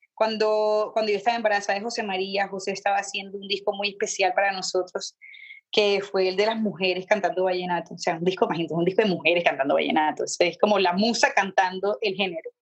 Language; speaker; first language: Spanish; native; Spanish